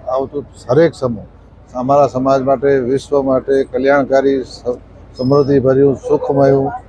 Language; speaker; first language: Gujarati; non-native, local second language; Sindhi